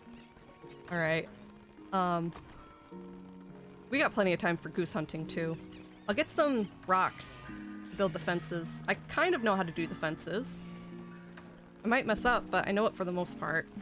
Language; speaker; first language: English; native; English